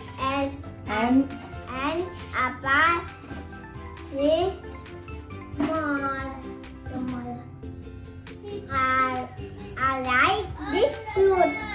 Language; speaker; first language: English; non-native, learner; Indonesian